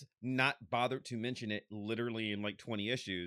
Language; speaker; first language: English; native; English